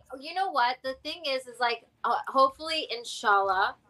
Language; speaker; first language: English; early bilingual, other home language; Hindi